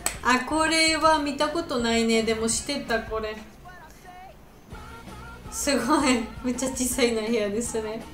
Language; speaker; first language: Japanese; non-native, learner; Georgian